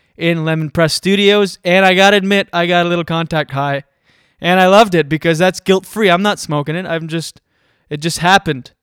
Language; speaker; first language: English; native; English